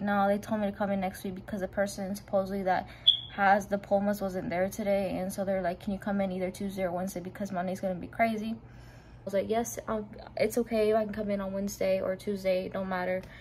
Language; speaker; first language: English; early bilingual, other home language; Spanish